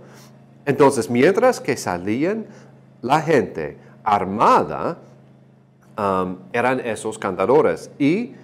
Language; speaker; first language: Spanish; non-native, fluent; English